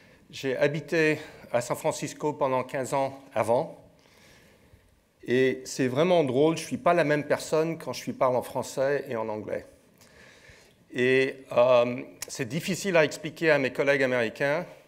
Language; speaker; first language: French; non-native, fluent; English